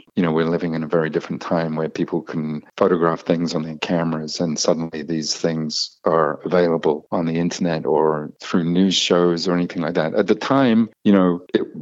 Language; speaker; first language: English; native; English